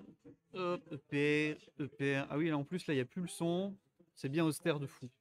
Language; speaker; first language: French; native; French